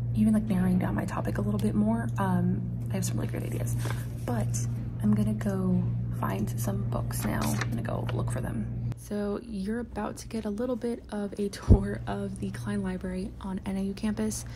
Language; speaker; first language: English; native; English